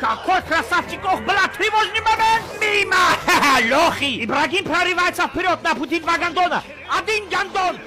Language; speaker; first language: Russian; native; Russian